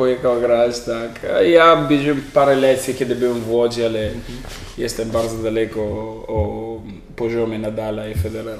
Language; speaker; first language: Polish; non-native, learner; Italian